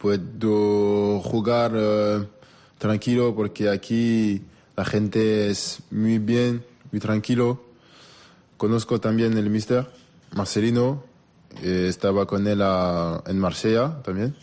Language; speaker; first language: Spanish; non-native, learner; French